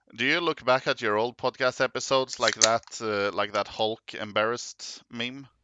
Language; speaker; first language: English; non-native, fluent; Norwegian